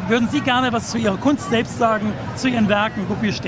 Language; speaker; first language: German; native; German